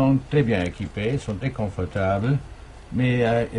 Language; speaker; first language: French; non-native, fluent; German